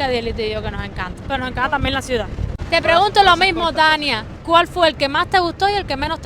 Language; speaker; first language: Spanish; native; Spanish